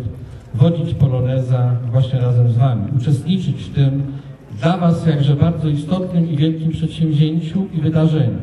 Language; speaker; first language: Polish; native; Polish